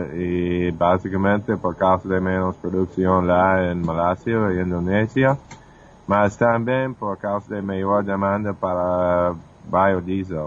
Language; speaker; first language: Portuguese; non-native, fluent; English